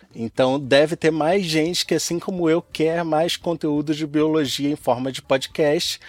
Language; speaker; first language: Portuguese; native; Portuguese